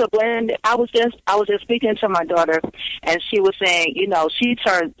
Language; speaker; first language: English; native; English